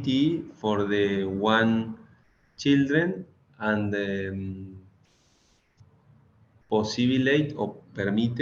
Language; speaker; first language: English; non-native, learner; Spanish